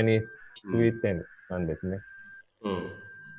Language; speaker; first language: Japanese; non-native, fluent; Indonesian